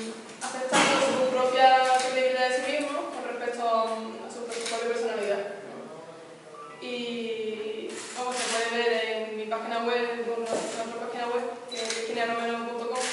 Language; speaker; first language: Spanish; native; Spanish